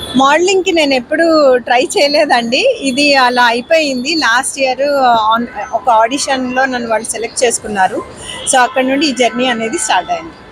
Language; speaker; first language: Telugu; native; Telugu